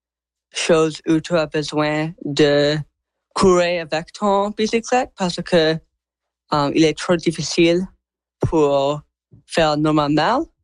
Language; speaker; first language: French; non-native, local second language; English